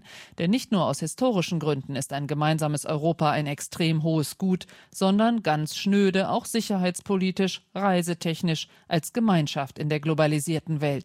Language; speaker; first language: German; native; German